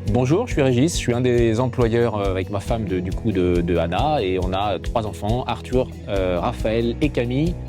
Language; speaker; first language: French; native; French